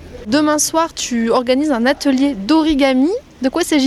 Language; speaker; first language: French; native; French